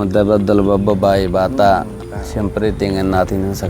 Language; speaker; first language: Filipino; non-native, learner; Punjabi